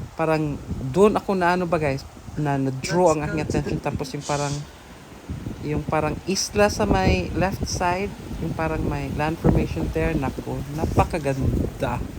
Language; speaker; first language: Filipino; native; Filipino